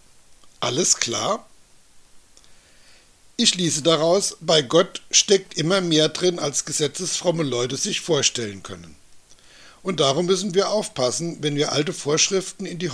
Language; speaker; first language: German; native; German